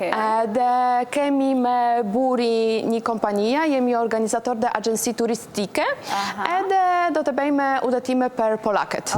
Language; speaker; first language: Albanian; non-native, learner; Polish